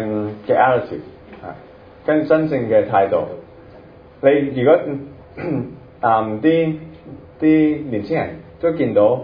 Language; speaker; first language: Cantonese; early bilingual, other home language; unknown